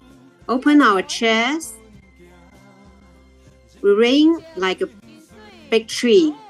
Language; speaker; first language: English; non-native, learner; Chinese